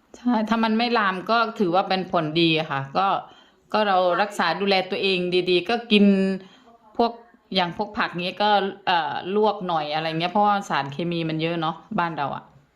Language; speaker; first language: Thai; native; Thai